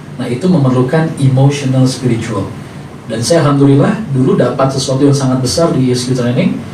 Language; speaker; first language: Indonesian; native; Indonesian